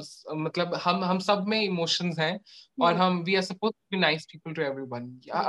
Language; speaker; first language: English; non-native, local second language; Odia